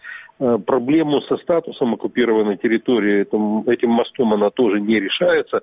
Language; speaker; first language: Russian; native; Russian